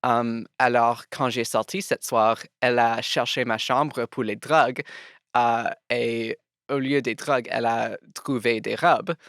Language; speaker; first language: French; non-native, local second language; English